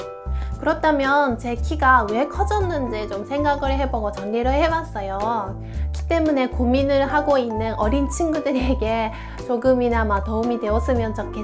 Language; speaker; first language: Korean; non-native, fluent; Japanese